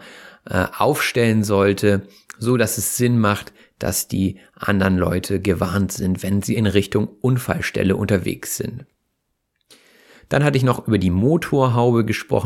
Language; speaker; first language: German; native; German